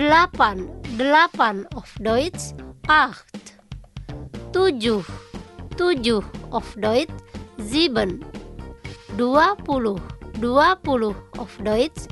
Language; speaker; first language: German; non-native, learner; Indonesian